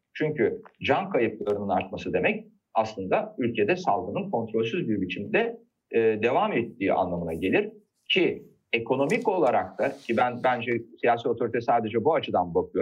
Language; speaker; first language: Turkish; native; Turkish